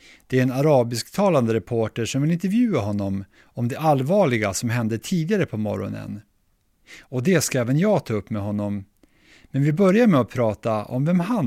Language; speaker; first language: Swedish; native; Swedish